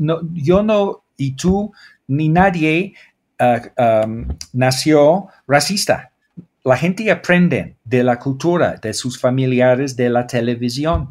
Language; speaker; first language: Spanish; non-native, fluent; English